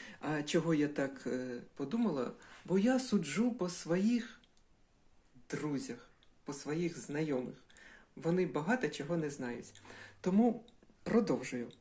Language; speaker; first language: Ukrainian; non-native, local second language; Russian